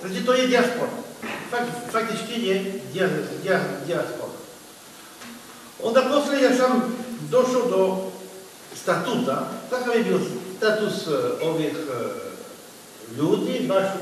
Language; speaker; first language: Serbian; non-native, fluent; French